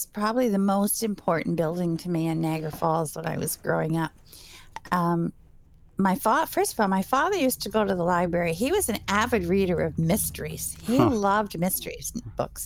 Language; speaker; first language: English; native; English